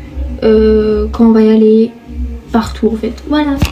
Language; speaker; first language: French; native; French